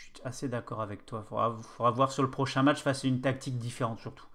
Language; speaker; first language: French; native; French